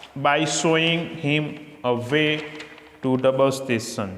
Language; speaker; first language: English; non-native, local second language; Gujarati